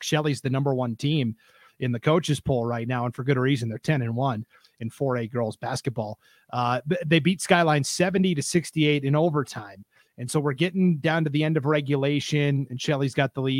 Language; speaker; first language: English; native; English